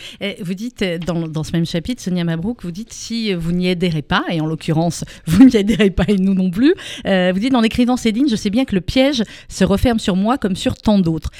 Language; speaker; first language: French; native; French